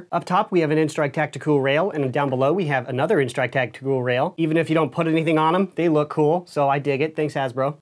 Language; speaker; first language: English; native; English